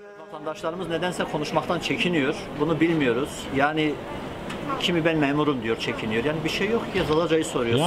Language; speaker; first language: Turkish; non-native, local second language; Zaza